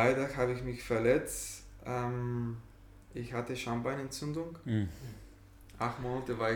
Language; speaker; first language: German; non-native, fluent; Bulgarian